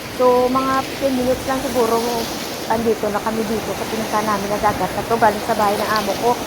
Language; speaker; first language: Filipino; native; Filipino